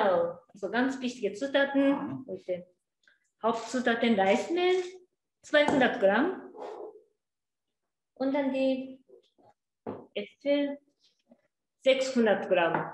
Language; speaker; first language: German; non-native, learner; Japanese